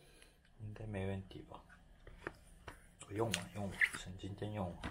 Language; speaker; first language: Chinese; non-native, fluent; Japanese